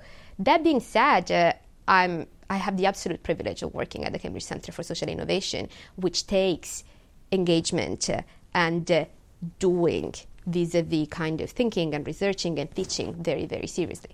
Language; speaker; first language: English; non-native, fluent; Italian